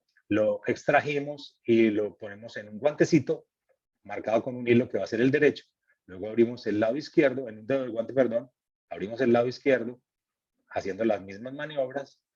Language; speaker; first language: Spanish; native; Spanish